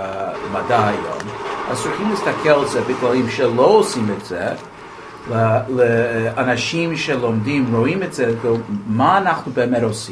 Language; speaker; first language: Hebrew; non-native, learner; English